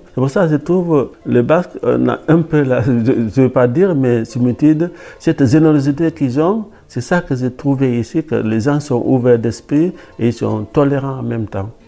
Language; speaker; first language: French; non-native, local second language; Wolof